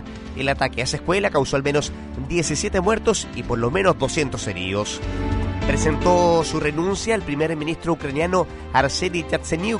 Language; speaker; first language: Spanish; native; Spanish